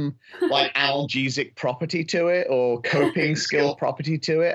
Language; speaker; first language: English; native; English